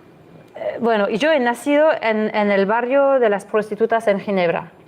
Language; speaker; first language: Spanish; non-native, fluent; French